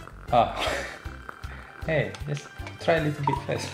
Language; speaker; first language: English; non-native, fluent; Javanese